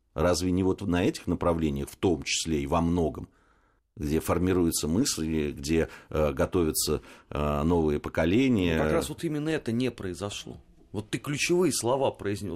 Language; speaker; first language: Russian; native; Russian